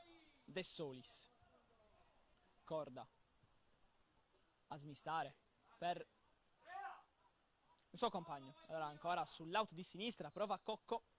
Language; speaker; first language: Italian; native; Italian